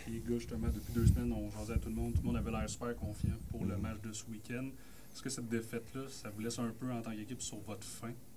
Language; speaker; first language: French; native; French